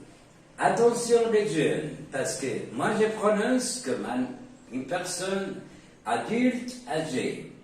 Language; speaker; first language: French; non-native, fluent; Spanish